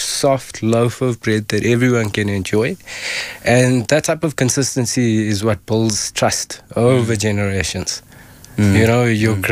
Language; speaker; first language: English; native; English